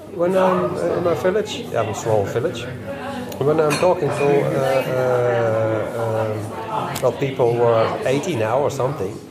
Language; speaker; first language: English; non-native, learner; Dutch